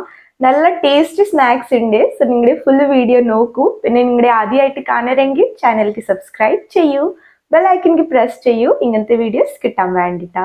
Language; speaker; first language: Malayalam; non-native, learner; Hindi